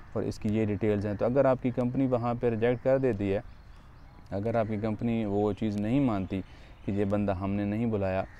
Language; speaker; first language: Urdu; non-native, local second language; Punjabi